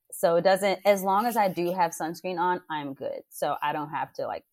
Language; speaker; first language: English; native; English